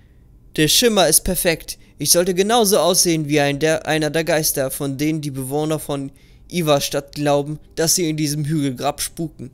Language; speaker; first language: German; native; German